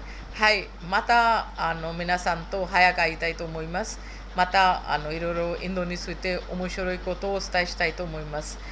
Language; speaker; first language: Japanese; non-native, fluent; Hindi